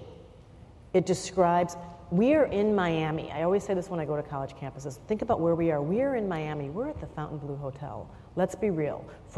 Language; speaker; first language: English; native; English